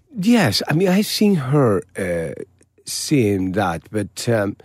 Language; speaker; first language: English; non-native, fluent; Spanish